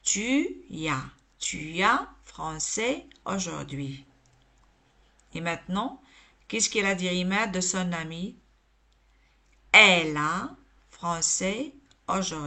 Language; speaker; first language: French; non-native, local second language; Arabic